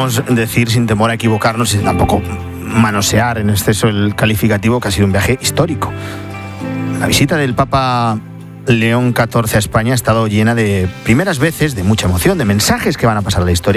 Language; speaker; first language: Spanish; native; Spanish